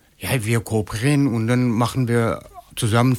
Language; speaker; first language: German; non-native, fluent; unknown